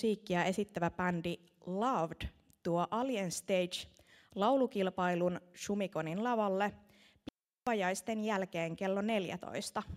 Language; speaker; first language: Finnish; native; Finnish